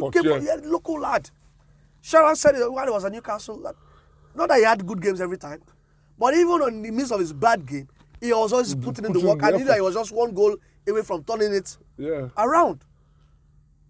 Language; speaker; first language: English; non-native, local second language; Yoruba